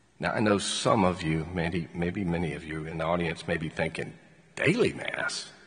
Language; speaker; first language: English; native; English